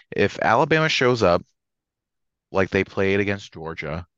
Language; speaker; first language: English; native; English